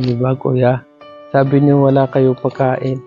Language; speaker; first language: Filipino; non-native, learner; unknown